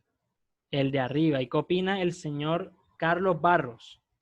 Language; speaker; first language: Spanish; native; Spanish